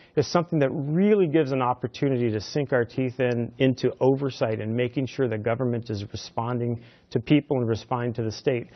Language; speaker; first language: English; native; English